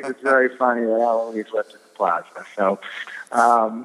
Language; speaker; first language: English; native; English